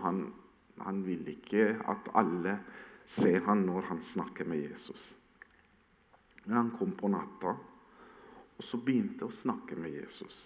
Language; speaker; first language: Norwegian; non-native, fluent; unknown